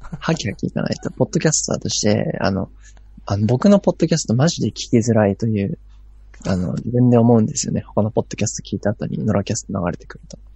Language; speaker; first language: Japanese; native; Japanese